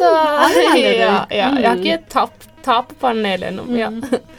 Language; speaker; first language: Norwegian; early bilingual, other home language; Tamil